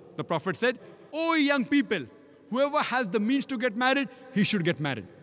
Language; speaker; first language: English; non-native, local second language; Konkani